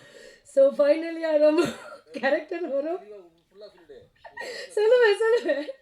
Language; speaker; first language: Tamil; non-native, learner; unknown